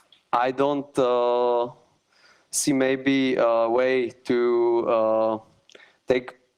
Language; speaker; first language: English; non-native, learner; Slovak